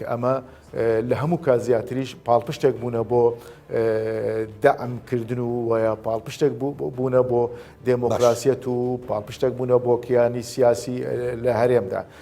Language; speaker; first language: Central Kurdish; non-native, local second language; Azerbaijani